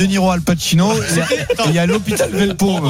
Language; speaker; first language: French; native; French